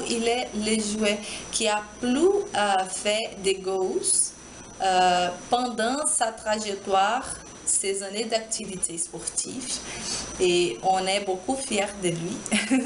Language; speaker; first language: French; non-native, learner; Portuguese